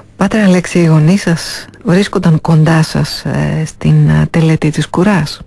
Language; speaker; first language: Greek; native; Greek